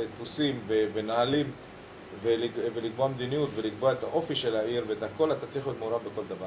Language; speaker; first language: Hebrew; early bilingual, other home language; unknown